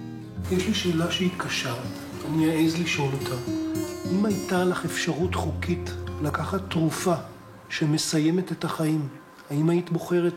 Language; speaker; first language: Hebrew; native; Hebrew